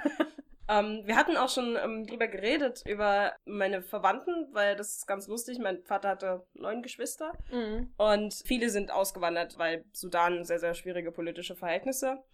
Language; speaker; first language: German; native; German